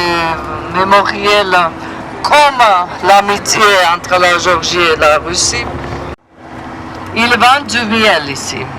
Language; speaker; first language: French; non-native, fluent; Georgian